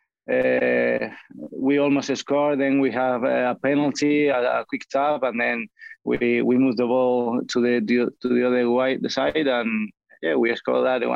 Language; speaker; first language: English; non-native, fluent; Spanish